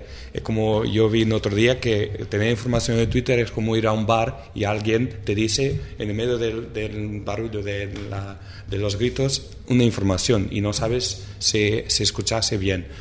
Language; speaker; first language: Spanish; non-native, fluent; Portuguese